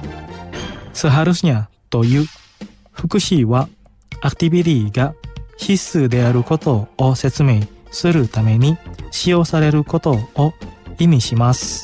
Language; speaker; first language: Japanese; non-native, fluent; Indonesian